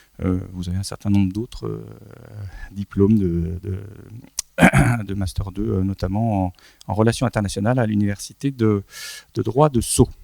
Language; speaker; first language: French; native; French